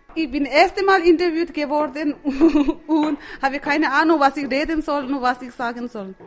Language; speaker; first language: German; non-native, learner; Tibetan